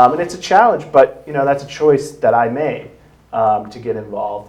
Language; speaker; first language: English; native; English